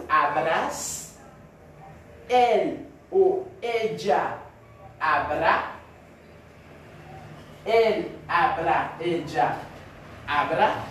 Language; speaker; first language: Spanish; non-native, fluent; Haitian Creole